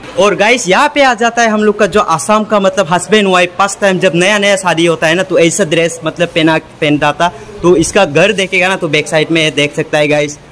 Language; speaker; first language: Hindi; non-native, local second language; Assamese